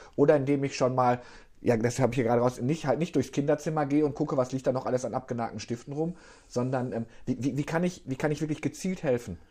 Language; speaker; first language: German; native; German